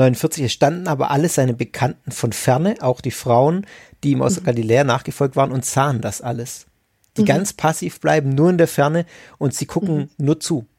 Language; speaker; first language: German; native; German